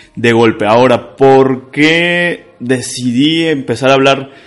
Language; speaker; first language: Spanish; native; Spanish